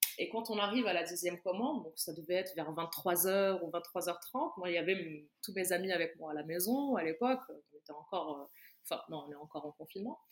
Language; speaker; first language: French; non-native, local second language; Arabic